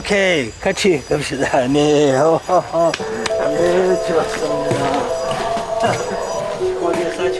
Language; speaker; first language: Korean; non-native, learner; Lithuanian